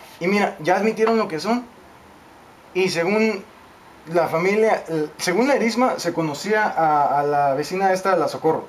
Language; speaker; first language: Spanish; native; Spanish